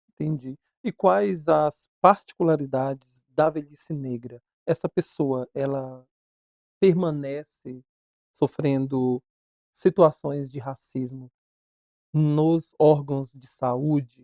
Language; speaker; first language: Portuguese; native; Portuguese